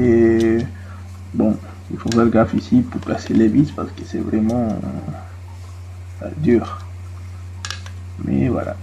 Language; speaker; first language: French; non-native, fluent; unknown